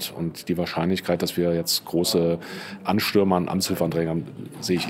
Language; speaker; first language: German; native; German